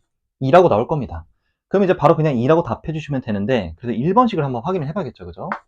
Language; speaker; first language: Korean; native; Korean